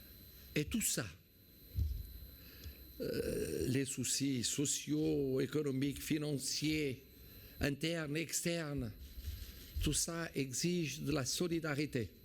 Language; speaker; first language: French; non-native, fluent; Portuguese